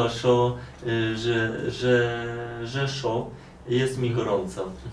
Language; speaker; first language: French; non-native, learner; Polish